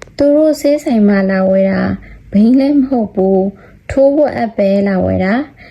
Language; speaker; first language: Burmese; non-native, local second language; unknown